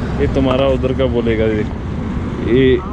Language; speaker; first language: Hindi; non-native, local second language; Punjabi